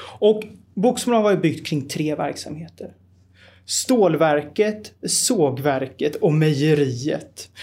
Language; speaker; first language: Swedish; native; Swedish